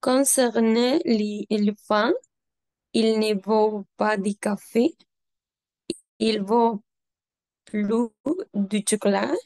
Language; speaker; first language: French; non-native, learner; Spanish